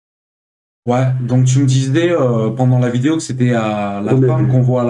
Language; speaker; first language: French; native; French